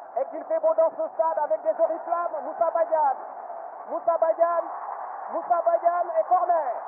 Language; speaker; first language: French; non-native, local second language; Wolof